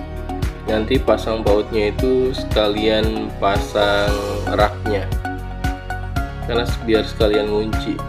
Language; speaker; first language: Indonesian; native; Indonesian